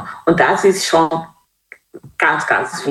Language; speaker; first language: German; non-native, fluent; Kinyarwanda